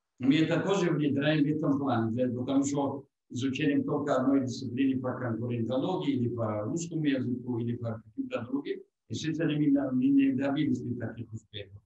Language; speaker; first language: Russian; non-native, local second language; Tajik